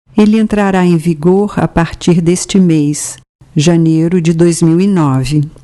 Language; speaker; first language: Portuguese; native; Portuguese